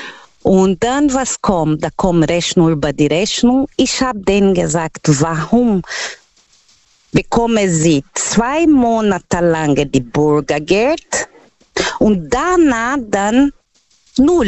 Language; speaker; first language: German; non-native, fluent; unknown